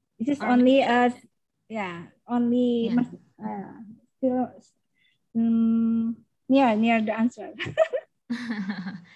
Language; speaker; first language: English; non-native, learner; Indonesian